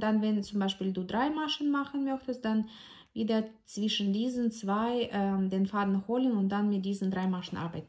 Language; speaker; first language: German; non-native, fluent; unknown